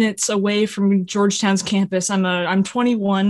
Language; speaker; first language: English; native; English